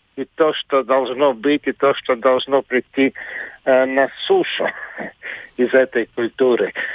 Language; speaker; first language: Russian; non-native, local second language; Latvian